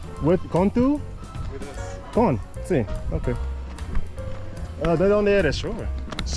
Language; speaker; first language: Spanish; non-native, learner; English